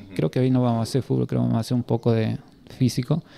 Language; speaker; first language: Spanish; native; Spanish